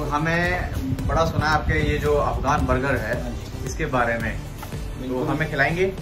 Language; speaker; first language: Hindi; native; Hindi